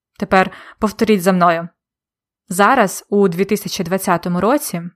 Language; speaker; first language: Ukrainian; native; Ukrainian